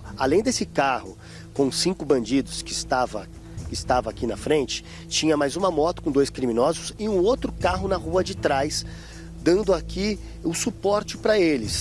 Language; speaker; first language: Portuguese; native; Portuguese